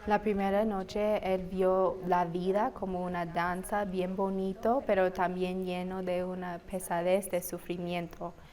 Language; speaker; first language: Spanish; non-native, fluent; English